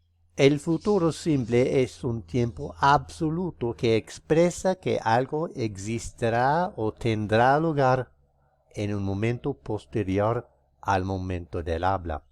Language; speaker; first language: Spanish; non-native, fluent; English